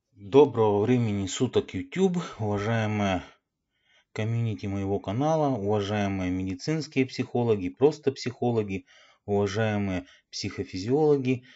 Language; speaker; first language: Russian; native; Russian